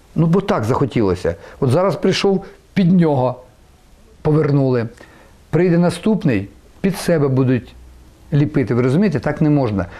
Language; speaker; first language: Ukrainian; native; Ukrainian